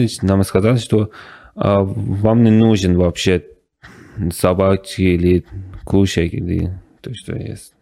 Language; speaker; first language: Russian; non-native, learner; Persian